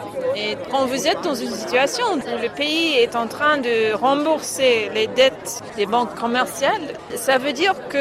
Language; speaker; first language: French; non-native, fluent; English